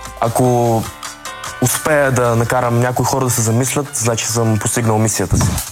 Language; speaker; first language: Bulgarian; early bilingual, other home language; Russian